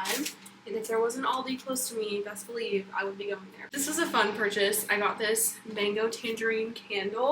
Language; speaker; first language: English; native; English